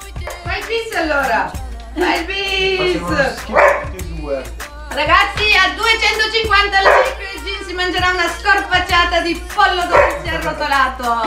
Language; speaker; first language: Italian; native; Italian